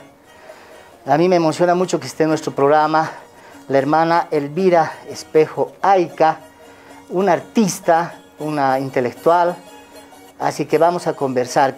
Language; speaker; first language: Spanish; native; Spanish